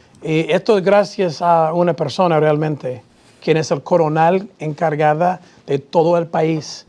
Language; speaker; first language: Spanish; non-native, fluent; English